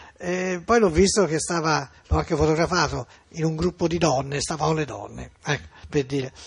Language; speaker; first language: Italian; native; Italian